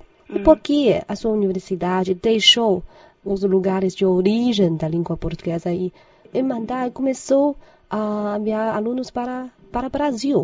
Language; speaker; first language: Portuguese; non-native, fluent; Chinese